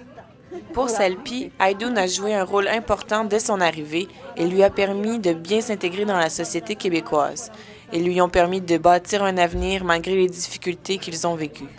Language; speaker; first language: French; native; French